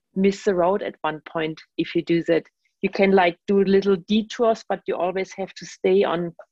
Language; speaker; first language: English; non-native, fluent; German